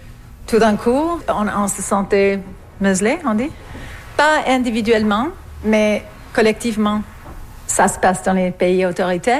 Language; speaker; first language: French; non-native, fluent; English